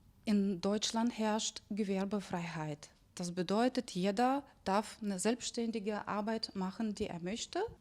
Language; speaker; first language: German; non-native, fluent; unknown